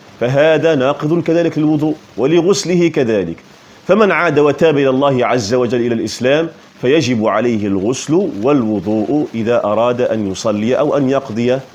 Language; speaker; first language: Arabic; native; Arabic